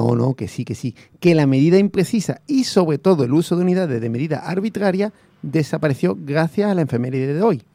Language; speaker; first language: Spanish; native; Spanish